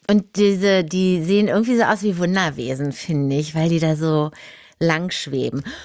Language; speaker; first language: German; native; German